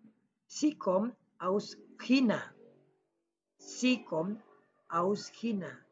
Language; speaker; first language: German; non-native, learner; Indonesian